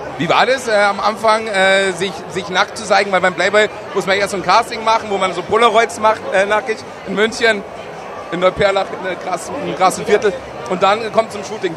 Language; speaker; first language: German; native; German